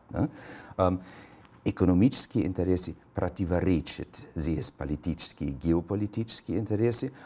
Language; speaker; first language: Russian; non-native, fluent; German